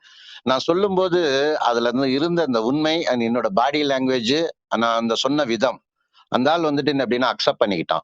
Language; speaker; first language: Tamil; native; Tamil